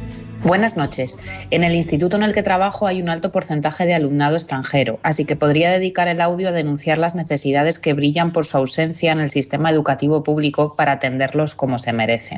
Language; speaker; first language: Spanish; native; Spanish